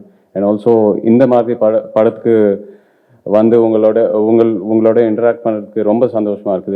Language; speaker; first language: Tamil; non-native, local second language; Telugu